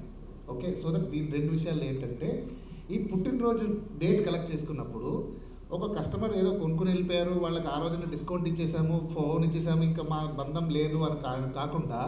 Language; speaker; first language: Telugu; native; Telugu